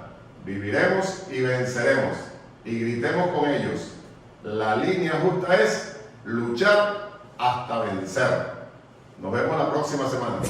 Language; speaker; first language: Spanish; native; Spanish